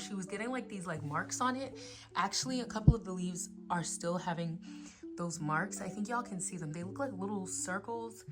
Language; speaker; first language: English; native; English